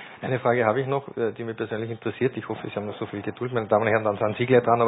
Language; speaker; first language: German; native; German